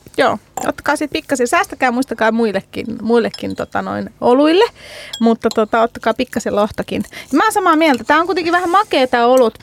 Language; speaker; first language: Finnish; non-native, fluent; Hungarian